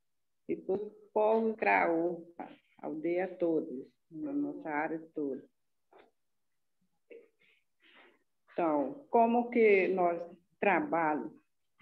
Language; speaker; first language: Portuguese; non-native, local second language; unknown